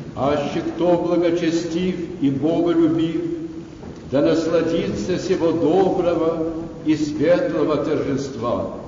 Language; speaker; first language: Russian; native; Russian